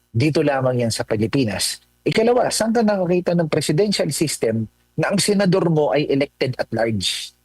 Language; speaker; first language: Filipino; native; Filipino